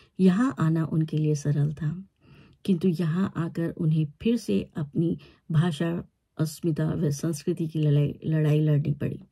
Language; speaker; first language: Hindi; native; Hindi